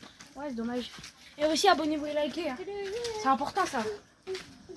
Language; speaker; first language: French; native; French